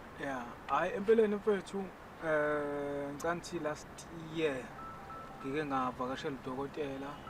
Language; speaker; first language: Zulu; native; Zulu